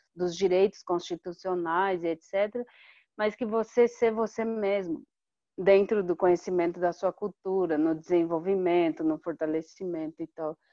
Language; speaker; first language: Portuguese; non-native, local second language; Guarani